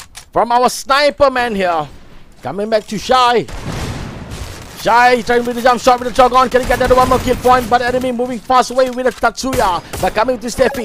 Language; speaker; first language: English; non-native, local second language; Malay